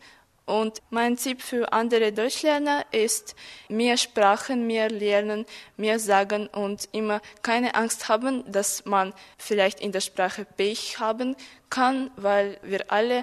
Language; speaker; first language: German; non-native, fluent; Russian